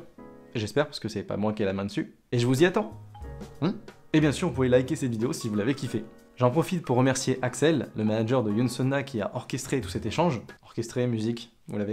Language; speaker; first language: French; native; French